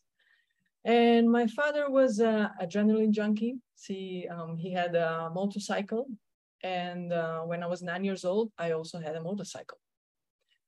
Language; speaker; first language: English; non-native, fluent; Slovenian